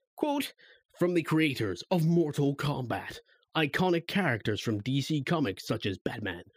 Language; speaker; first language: English; native; English